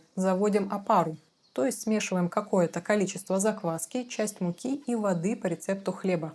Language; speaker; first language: Russian; native; Russian